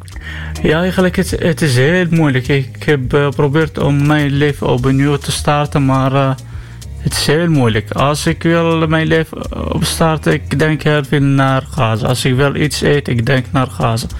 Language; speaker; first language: Dutch; non-native, learner; Arabic